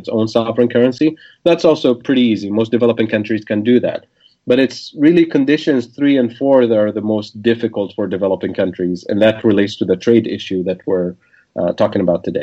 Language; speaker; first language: English; non-native, fluent; Arabic